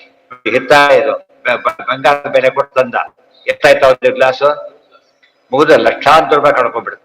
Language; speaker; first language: Kannada; native; Kannada